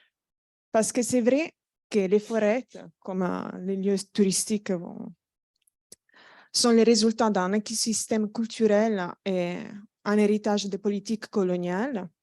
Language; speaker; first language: French; non-native, fluent; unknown